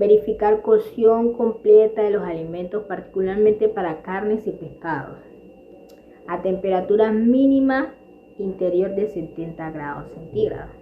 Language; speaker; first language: Spanish; native; Spanish